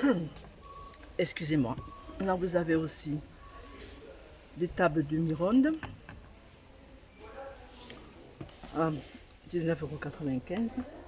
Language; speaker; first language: French; native; French